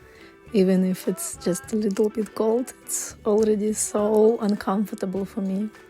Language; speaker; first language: English; non-native, fluent; Russian